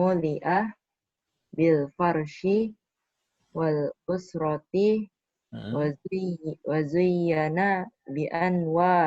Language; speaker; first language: Arabic; non-native, learner; Indonesian